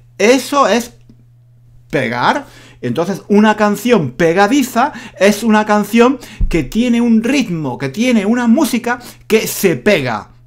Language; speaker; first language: Spanish; native; Spanish